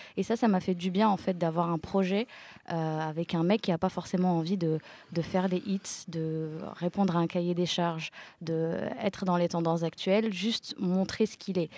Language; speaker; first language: French; native; French